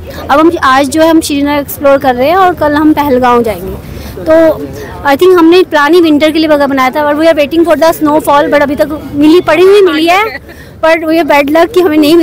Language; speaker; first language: Hindi; native; Hindi